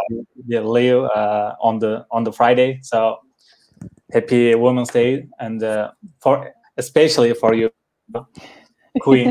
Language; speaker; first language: English; non-native, learner; Turkish